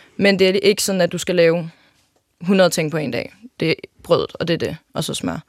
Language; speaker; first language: Danish; native; Danish